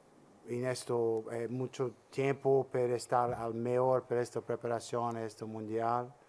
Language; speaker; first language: Spanish; non-native, learner; English